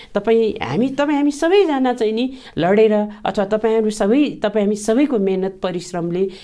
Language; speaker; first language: Nepali; native; Nepali